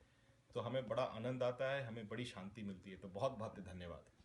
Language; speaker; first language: Hindi; native; Hindi